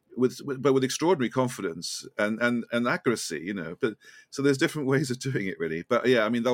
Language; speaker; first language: English; native; English